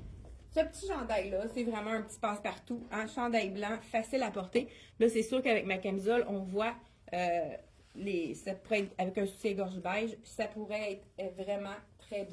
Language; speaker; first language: French; native; French